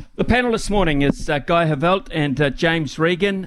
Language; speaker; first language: English; native; English